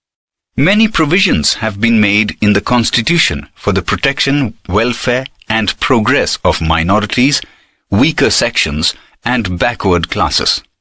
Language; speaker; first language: English; non-native, local second language; Gujarati